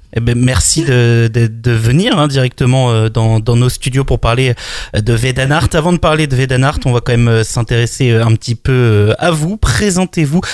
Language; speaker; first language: French; native; French